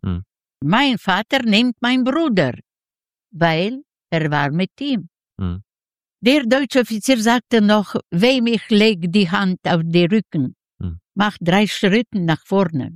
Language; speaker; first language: German; non-native, learner; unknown